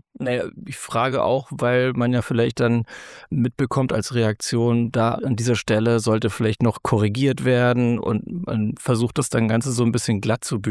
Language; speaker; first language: German; native; German